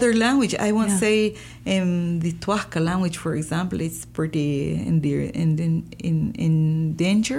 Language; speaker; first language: English; non-native, fluent; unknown